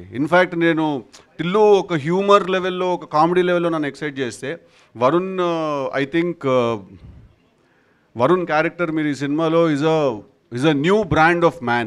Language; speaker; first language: Telugu; native; Telugu